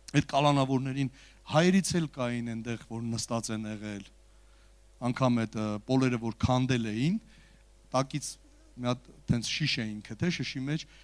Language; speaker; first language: Armenian; native; Armenian